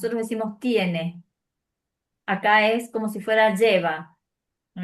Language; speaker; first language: Spanish; native; Spanish